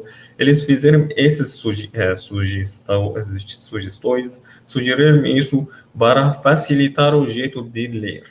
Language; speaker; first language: Portuguese; non-native, learner; Arabic